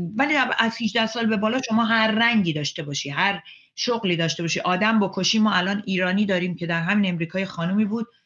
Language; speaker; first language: Persian; native; Persian